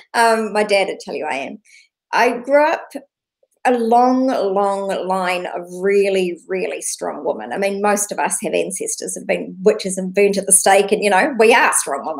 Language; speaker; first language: English; native; English